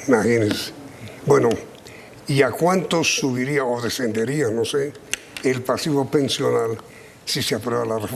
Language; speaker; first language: Spanish; native; Spanish